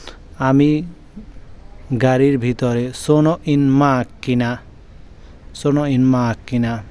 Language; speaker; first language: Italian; non-native, learner; Bangla